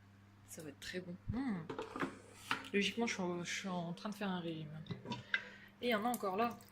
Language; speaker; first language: French; native; French